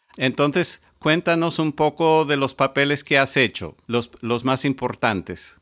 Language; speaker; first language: Spanish; non-native, fluent; English